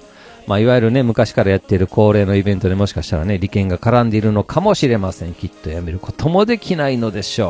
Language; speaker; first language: Japanese; native; Japanese